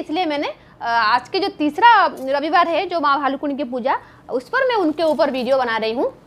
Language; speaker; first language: Hindi; non-native, local second language; Bangla